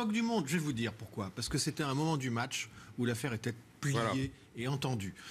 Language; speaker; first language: French; native; French